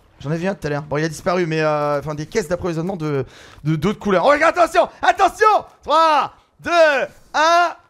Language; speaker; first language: French; native; French